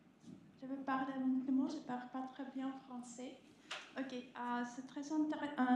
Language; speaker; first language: French; non-native, learner; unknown